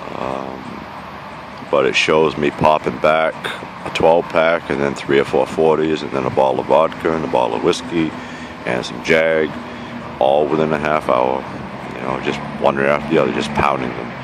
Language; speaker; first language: English; native; English